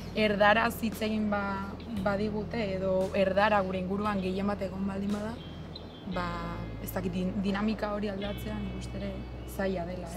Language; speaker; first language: Basque; non-native, local second language; Spanish